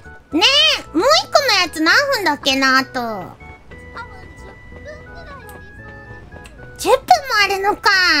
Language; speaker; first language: Japanese; native; Japanese